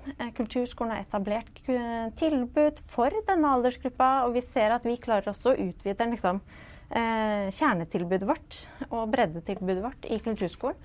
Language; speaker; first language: Norwegian; native; Norwegian